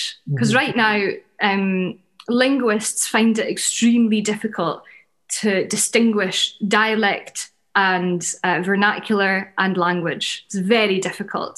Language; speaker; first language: English; native; English